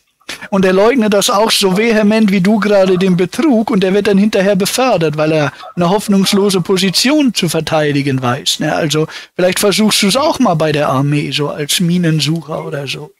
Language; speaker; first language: German; native; German